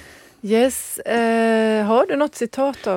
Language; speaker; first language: Swedish; native; Swedish